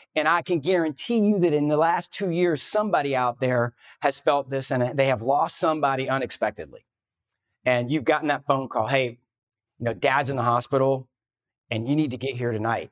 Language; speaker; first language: English; native; English